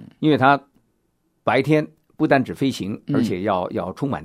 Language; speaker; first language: Chinese; native; Chinese